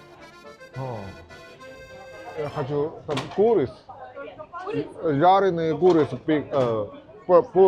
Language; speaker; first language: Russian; non-native, learner; Chinese